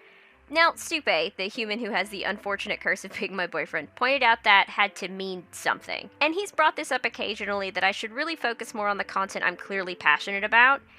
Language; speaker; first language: English; native; English